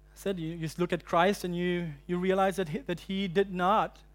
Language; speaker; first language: English; non-native, fluent; German